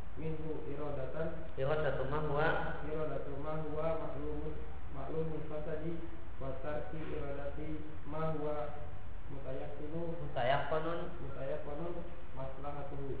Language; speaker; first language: Arabic; non-native, fluent; Indonesian